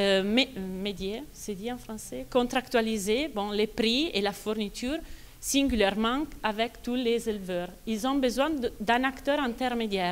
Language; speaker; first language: French; non-native, fluent; Italian